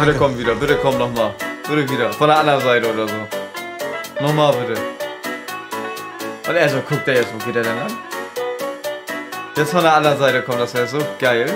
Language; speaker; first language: German; native; German